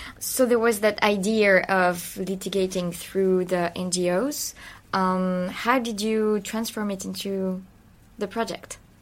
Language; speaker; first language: English; non-native, fluent; French